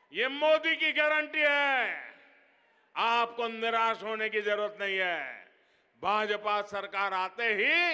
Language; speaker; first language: Hindi; non-native, local second language; Gujarati